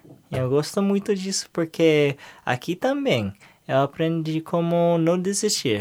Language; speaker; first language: Portuguese; non-native, learner; English